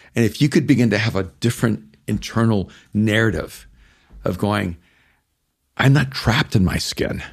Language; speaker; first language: English; early bilingual, other home language; Spanish